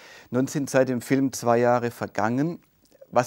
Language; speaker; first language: German; native; German